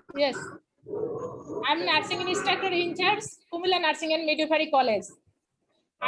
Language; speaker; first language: English; non-native, local second language; Bangla